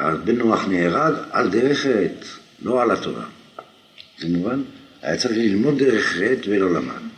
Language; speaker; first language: Hebrew; non-native, fluent; French